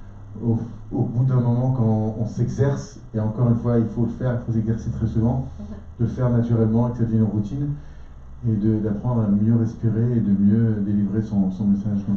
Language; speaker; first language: French; native; French